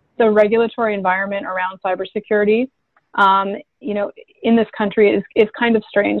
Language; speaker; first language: English; native; English